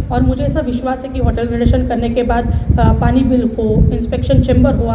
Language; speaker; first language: Hindi; non-native, local second language; Marathi